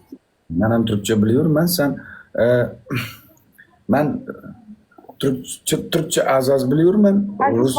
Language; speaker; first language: Turkish; non-native, learner; Uzbek